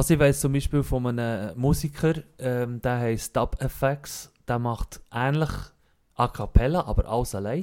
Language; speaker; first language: German; native; German